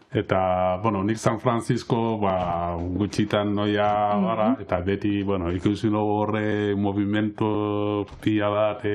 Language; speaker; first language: Basque; non-native, local second language; Spanish